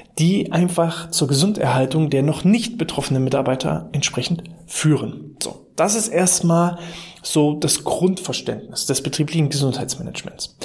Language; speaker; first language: German; native; German